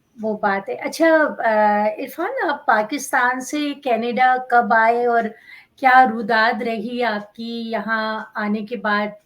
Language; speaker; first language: Urdu; native; Urdu